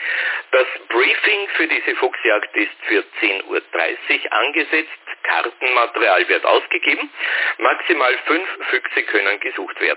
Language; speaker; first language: German; native; German